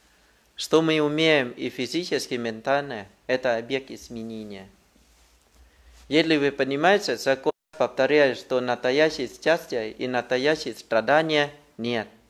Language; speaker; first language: Russian; non-native, learner; Thai